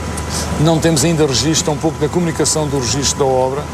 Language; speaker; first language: Portuguese; native; Portuguese